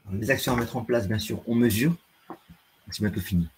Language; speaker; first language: French; native; French